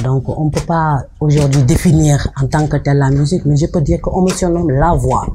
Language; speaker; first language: French; non-native, local second language; Wolof